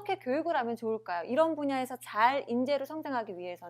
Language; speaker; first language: Korean; native; Korean